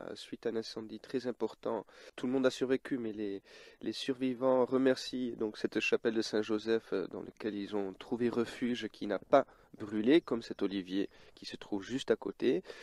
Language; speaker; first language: French; early bilingual, other home language; Dutch